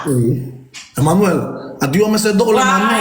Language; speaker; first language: Spanish; native; Spanish